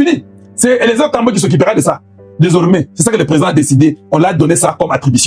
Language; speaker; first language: French; non-native, local second language; Lingala